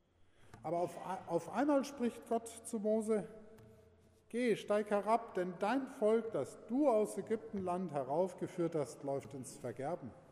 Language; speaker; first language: German; native; German